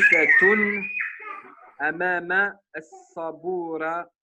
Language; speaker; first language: Arabic; non-native, learner; French